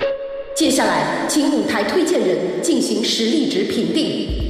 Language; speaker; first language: Chinese; native; Chinese